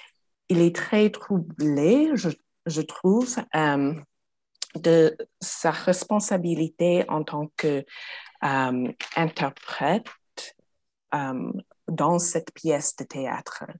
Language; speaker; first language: French; non-native, fluent; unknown